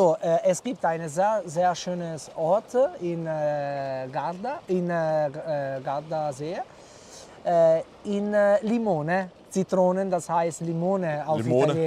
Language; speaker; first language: German; non-native, fluent; Italian